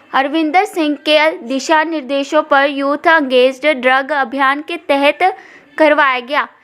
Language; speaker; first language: Hindi; non-native, local second language; Punjabi